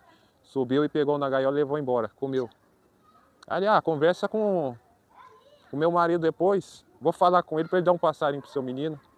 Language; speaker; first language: Portuguese; native; Portuguese